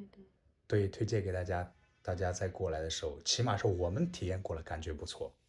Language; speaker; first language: Chinese; native; Chinese